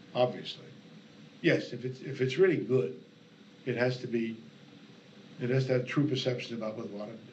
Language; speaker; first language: English; native; English